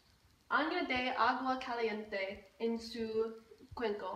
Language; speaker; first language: Spanish; non-native, learner; English